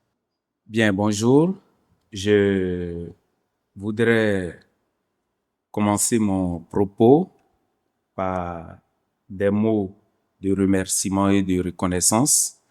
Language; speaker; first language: French; non-native, local second language; Baoulé